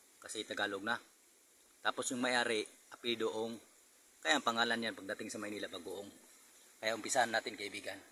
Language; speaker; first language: Filipino; non-native, local second language; Cebuano